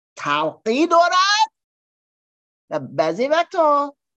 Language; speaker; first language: Persian; non-native, learner; English